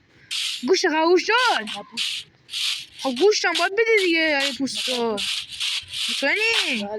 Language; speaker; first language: Persian; native; Persian